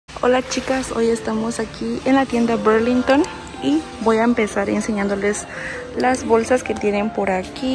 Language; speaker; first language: Spanish; native; Spanish